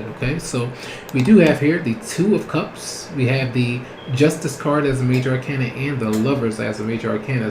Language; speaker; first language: English; native; English